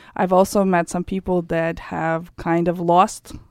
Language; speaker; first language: English; non-native, fluent; Kazakh